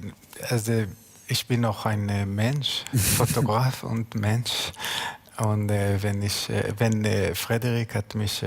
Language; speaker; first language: German; non-native, learner; Hebrew